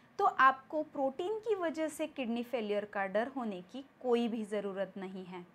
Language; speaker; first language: Hindi; non-native, local second language; Marathi